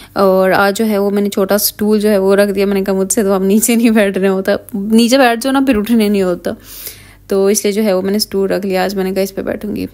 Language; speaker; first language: Urdu; non-native, local second language; Punjabi